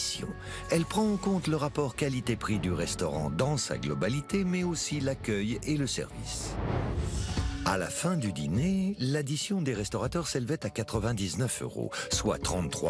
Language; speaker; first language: French; native; French